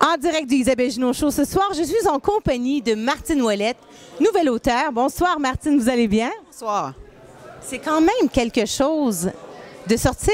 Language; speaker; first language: French; native; French